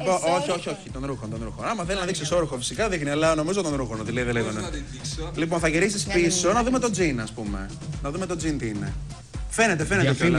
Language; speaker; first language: Greek; native; Greek